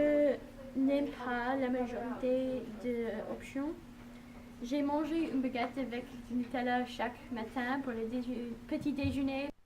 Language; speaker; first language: French; non-native, learner; English